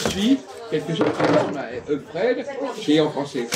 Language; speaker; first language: French; native; French